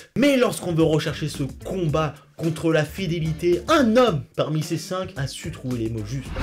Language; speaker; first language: French; native; French